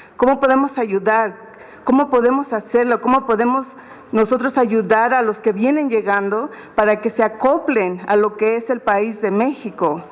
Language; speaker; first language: Spanish; early bilingual, heritage; Spanish